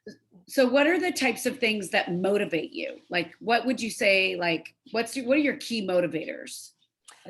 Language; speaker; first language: English; native; English